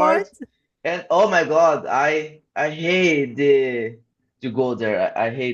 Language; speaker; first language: English; non-native, learner; Portuguese